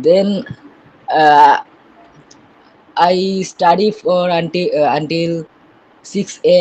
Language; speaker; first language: English; non-native, learner; Bangla